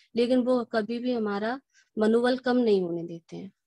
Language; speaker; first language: Hindi; native; Hindi